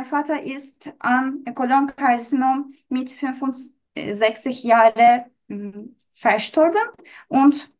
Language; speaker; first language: German; non-native, learner; Turkish